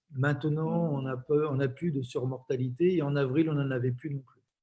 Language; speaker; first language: French; native; French